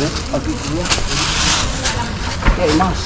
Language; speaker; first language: Spanish; non-native, learner; Filipino